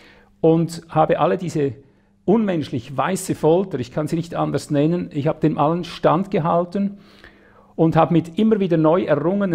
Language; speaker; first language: German; native; German